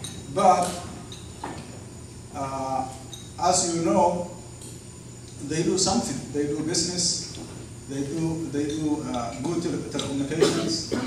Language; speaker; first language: English; non-native, learner; Somali